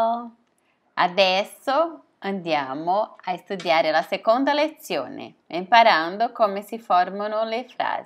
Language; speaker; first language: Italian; non-native, fluent; Portuguese